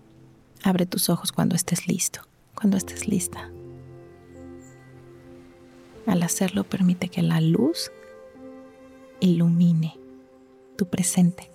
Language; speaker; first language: Spanish; native; Spanish